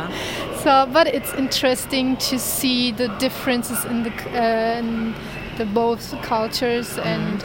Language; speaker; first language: English; non-native, learner; Turkish